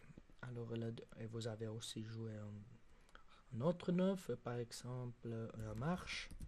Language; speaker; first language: French; non-native, local second language; German